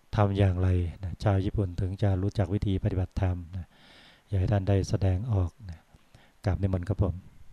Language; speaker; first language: Thai; native; Thai